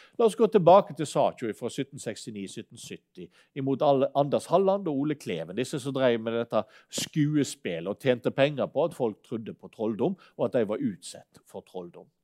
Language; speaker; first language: Norwegian; native; Norwegian